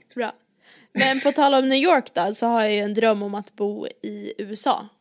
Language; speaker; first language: Swedish; native; Swedish